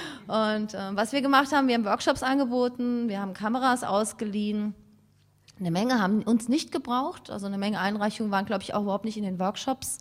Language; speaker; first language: German; native; German